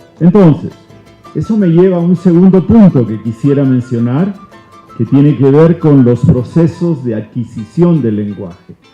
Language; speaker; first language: Spanish; native; Spanish